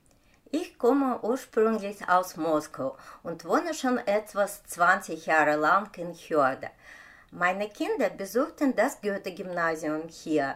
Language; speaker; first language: German; non-native, fluent; Russian